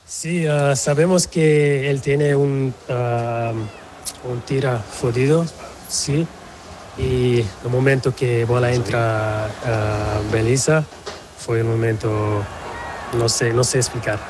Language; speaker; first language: Spanish; non-native, local second language; Portuguese